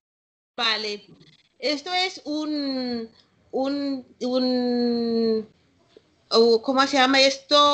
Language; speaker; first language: Spanish; non-native, learner; Malagasy